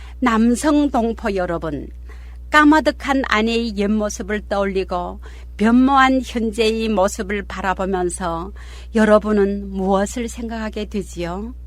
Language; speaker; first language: Korean; native; Korean